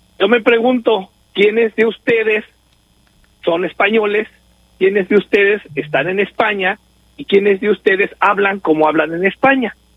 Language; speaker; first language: Spanish; native; Spanish